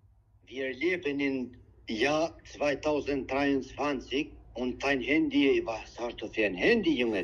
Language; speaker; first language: German; non-native, learner; Albanian